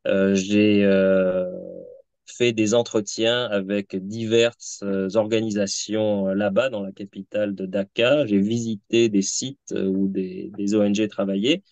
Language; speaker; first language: French; native; French